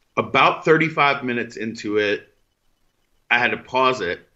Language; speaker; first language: English; native; English